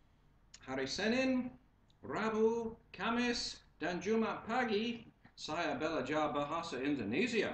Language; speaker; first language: Indonesian; non-native, learner; English